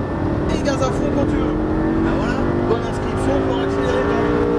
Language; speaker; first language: French; native; French